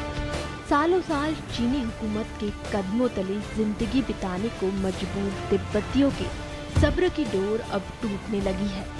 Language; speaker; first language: Hindi; native; Hindi